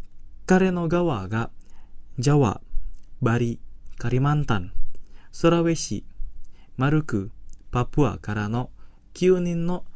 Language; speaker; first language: Japanese; non-native, fluent; Indonesian